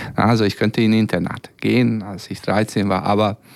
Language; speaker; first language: German; non-native, fluent; Serbian